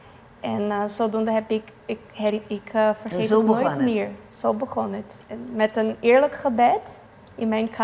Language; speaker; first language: Dutch; non-native, fluent; Portuguese